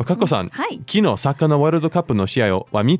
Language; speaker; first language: Japanese; non-native, fluent; English